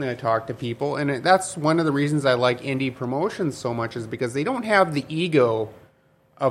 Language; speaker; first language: English; native; English